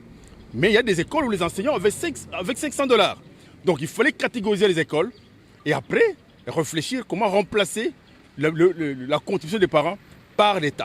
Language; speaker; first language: French; non-native, local second language; Lingala